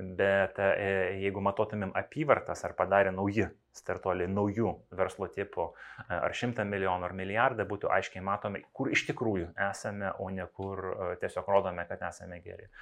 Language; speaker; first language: Lithuanian; non-native, local second language; Russian